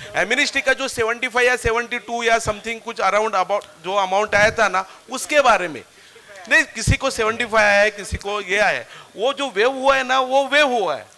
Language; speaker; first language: Hindi; non-native, local second language; Marathi